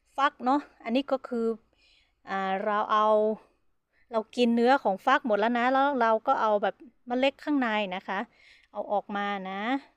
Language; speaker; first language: Thai; non-native, local second language; Hmong